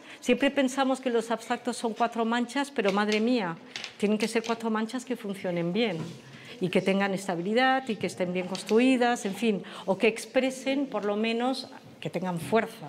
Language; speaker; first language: Spanish; non-native, fluent; French